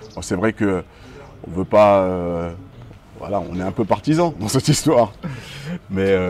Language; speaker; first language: French; native; French